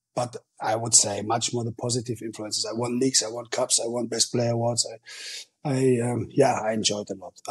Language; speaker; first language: English; non-native, fluent; German